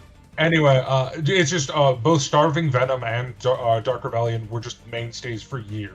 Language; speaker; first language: English; native; English